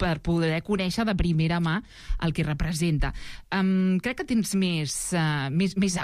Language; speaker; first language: Catalan; native; Catalan